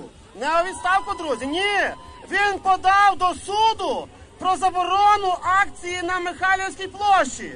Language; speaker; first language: Ukrainian; native; Ukrainian